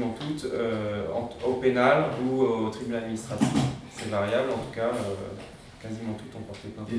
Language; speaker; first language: French; native; French